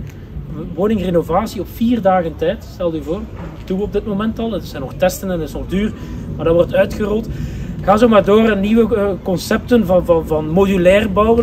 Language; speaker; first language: Dutch; native; Dutch